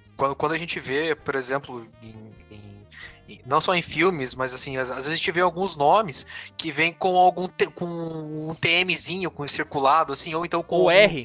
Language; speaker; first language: Portuguese; native; Portuguese